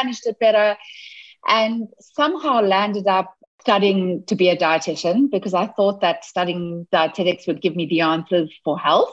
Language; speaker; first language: English; native; English